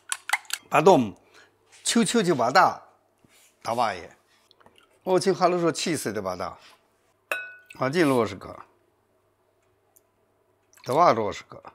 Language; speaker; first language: Russian; non-native, learner; Chinese